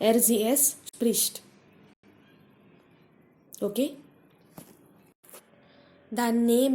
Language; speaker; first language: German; non-native, fluent; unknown